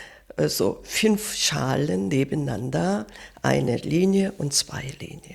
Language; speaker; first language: German; non-native, fluent; Korean